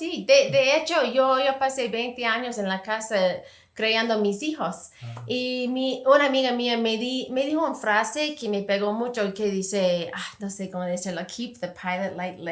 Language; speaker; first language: Spanish; non-native, fluent; English